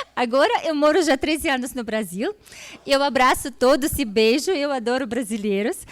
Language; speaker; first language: Portuguese; non-native, fluent; Russian